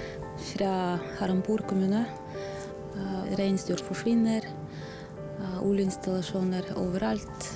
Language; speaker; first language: Norwegian; non-native, fluent; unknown